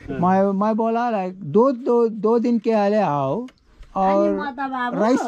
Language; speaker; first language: Hindi; non-native, local second language; Telugu